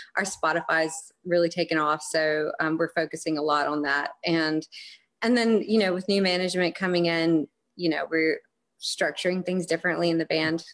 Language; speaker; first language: English; native; English